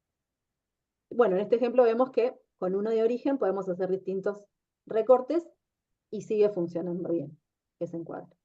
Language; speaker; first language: Spanish; native; Spanish